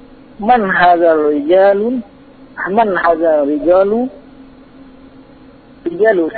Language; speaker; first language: Arabic; non-native, learner; Indonesian